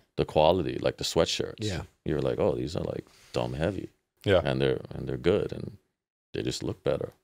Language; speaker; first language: English; native; English